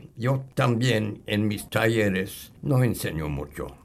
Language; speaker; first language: Spanish; non-native, fluent; English